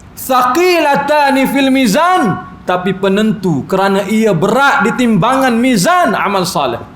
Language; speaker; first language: Malay; native; Malay